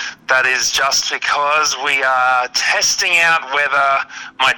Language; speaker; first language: English; native; English